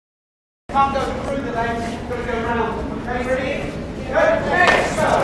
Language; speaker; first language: English; native; English